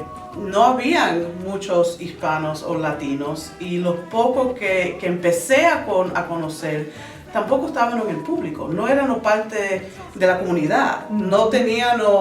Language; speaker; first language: Spanish; early bilingual, other home language; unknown